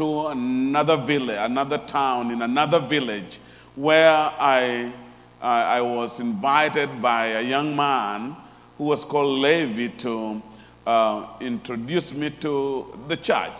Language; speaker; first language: English; non-native, local second language; Luo (Kenya and Tanzania)